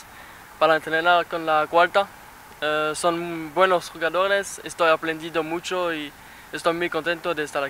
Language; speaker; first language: Spanish; non-native, learner; French